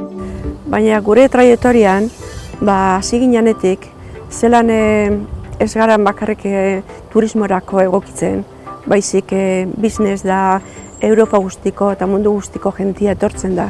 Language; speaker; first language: Basque; native; Basque